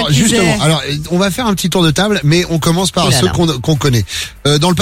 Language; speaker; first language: French; native; French